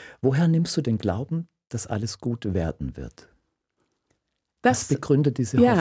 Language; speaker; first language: German; native; German